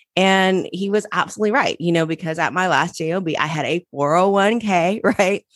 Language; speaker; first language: English; native; English